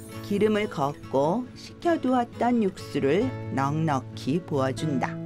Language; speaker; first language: Korean; native; Korean